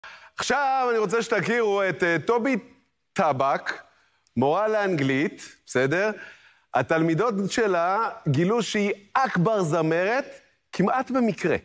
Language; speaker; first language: Hebrew; native; Hebrew